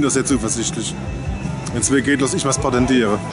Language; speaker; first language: German; native; German